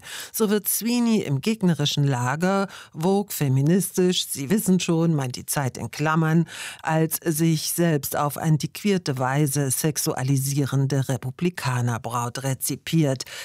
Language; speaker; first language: German; native; German